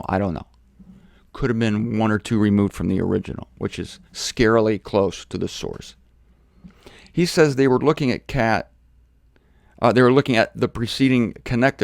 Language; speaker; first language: English; native; English